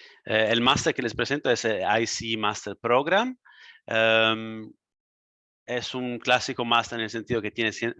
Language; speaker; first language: Spanish; non-native, fluent; Italian